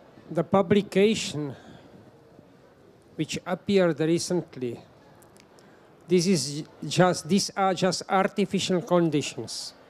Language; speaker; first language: English; non-native, fluent; Czech